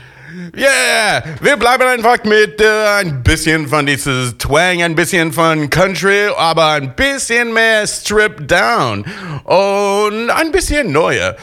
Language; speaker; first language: German; non-native, fluent; English